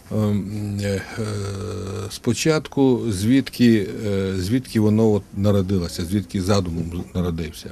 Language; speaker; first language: Ukrainian; non-native, local second language; Russian